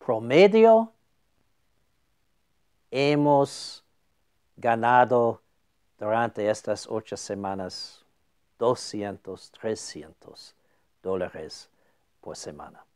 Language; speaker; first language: Spanish; non-native, fluent; English